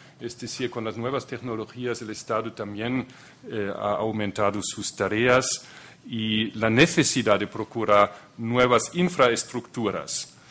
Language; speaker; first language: Spanish; non-native, fluent; German